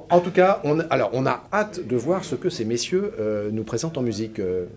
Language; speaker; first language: French; native; French